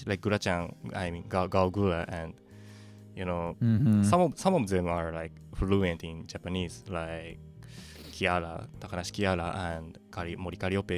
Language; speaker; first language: English; non-native, fluent; Japanese